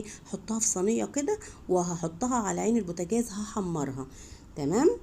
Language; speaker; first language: Arabic; native; Arabic